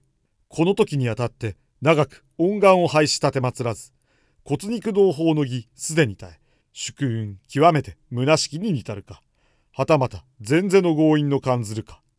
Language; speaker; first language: Japanese; native; Japanese